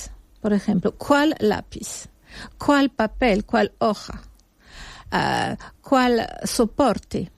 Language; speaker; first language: Spanish; non-native, fluent; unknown